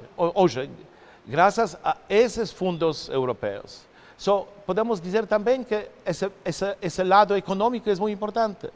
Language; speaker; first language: Portuguese; non-native, fluent; Polish